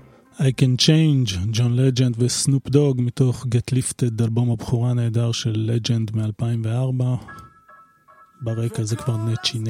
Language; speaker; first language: Hebrew; native; Hebrew